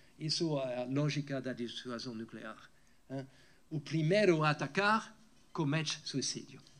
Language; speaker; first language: Portuguese; non-native, fluent; French